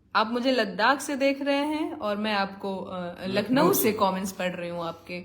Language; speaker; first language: Hindi; native; Hindi